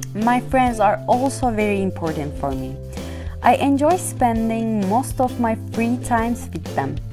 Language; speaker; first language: English; non-native, fluent; Turkish